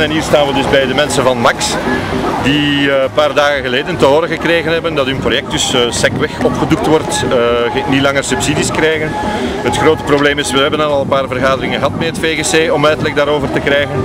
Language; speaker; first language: Dutch; native; Dutch